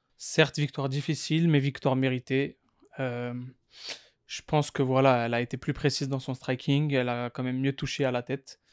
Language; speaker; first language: French; native; French